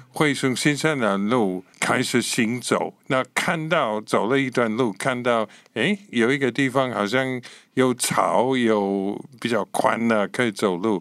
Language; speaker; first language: Chinese; non-native, fluent; English